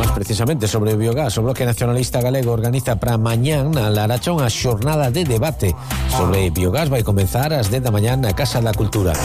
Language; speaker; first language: Galician; native; Galician